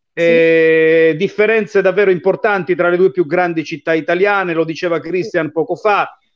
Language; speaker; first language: Italian; native; Italian